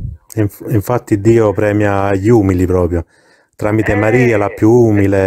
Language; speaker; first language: Italian; native; Italian